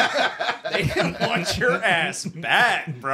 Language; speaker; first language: English; native; English